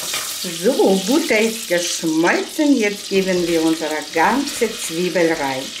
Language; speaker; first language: German; non-native, fluent; Russian